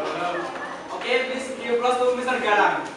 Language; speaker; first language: English; non-native, learner; Indonesian